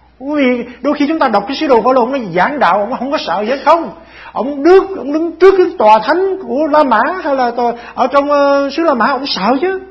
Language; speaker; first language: Vietnamese; early bilingual, heritage; Vietnamese